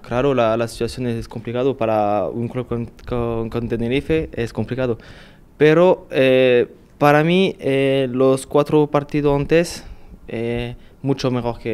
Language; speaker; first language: Spanish; non-native, learner; French